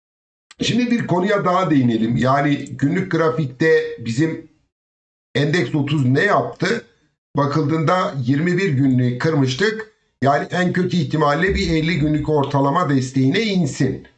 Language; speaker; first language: Turkish; native; Turkish